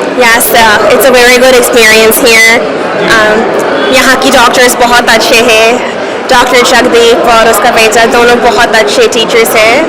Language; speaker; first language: Hindi; non-native, local second language; Punjabi